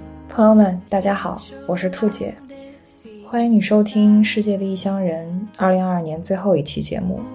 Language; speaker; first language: Chinese; native; Chinese